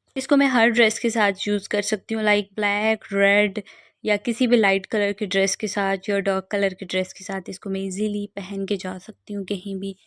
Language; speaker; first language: Urdu; non-native, local second language; Punjabi